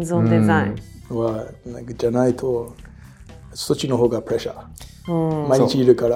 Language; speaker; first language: Japanese; non-native, learner; English